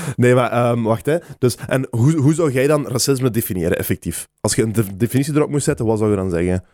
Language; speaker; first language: Dutch; native; Dutch